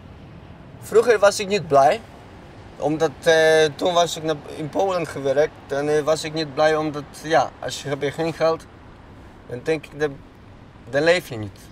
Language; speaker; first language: Dutch; non-native, learner; Polish